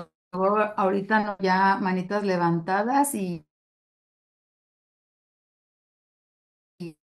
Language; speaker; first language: Spanish; native; Spanish